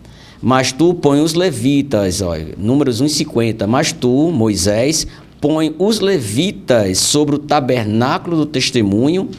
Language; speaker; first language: Portuguese; native; Portuguese